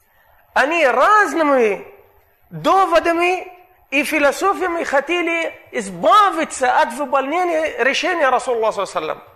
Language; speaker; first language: Russian; non-native, fluent; Arabic